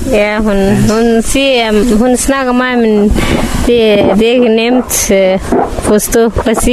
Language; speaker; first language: Danish; non-native, learner; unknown